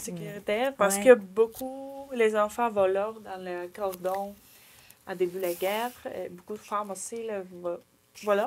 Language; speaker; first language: French; non-native, learner; Ukrainian